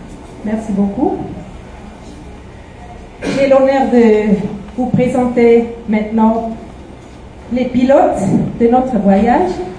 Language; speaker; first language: French; non-native, fluent; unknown